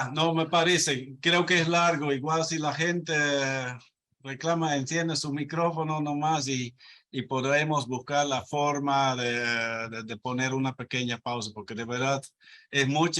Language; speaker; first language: Spanish; non-native, fluent; Dutch